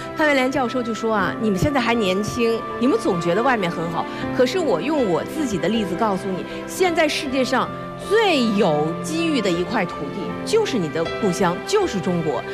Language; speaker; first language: Chinese; native; Chinese